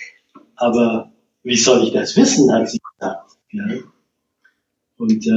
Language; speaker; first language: German; non-native, fluent; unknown